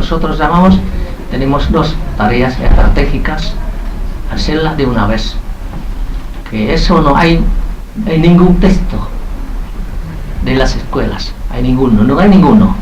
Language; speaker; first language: Spanish; non-native, fluent; Vietnamese